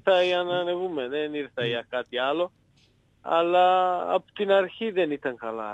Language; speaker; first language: Greek; non-native, fluent; Serbian